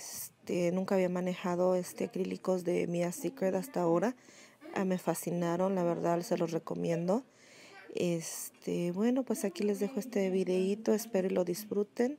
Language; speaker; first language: Spanish; native; Spanish